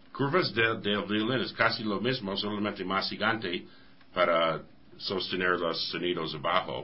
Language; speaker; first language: Spanish; non-native, learner; English